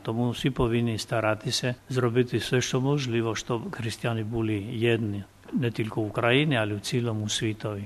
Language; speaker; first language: Ukrainian; non-native, fluent; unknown